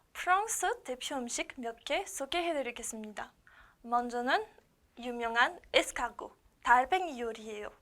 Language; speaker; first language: Korean; non-native, learner; French